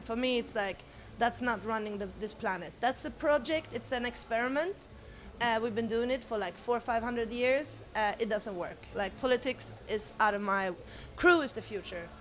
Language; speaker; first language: English; non-native, fluent; Swedish